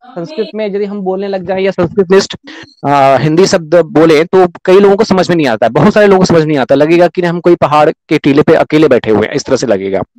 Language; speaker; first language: Hindi; native; Hindi